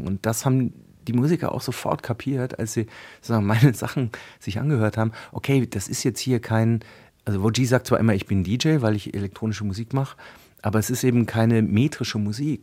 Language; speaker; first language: German; native; German